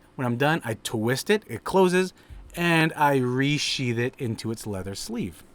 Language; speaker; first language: English; native; English